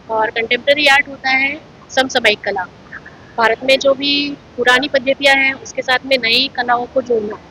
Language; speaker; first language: Hindi; native; Hindi